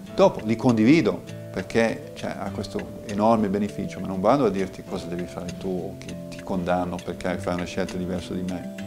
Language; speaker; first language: Italian; non-native, fluent; English